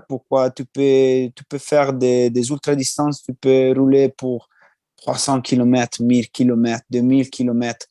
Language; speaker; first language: French; non-native, learner; Italian